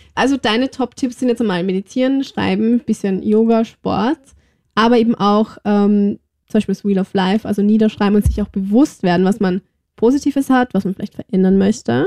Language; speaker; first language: German; native; German